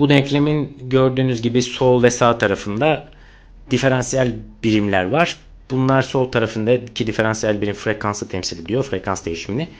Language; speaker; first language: Turkish; native; Turkish